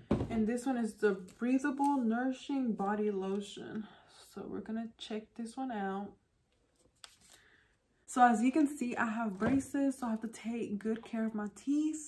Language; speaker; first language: English; early bilingual, other home language; Spanish